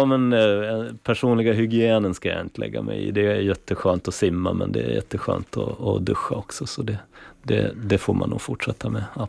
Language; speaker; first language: Swedish; native; Swedish